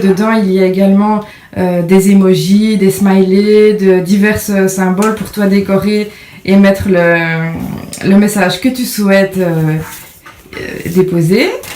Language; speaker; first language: French; native; French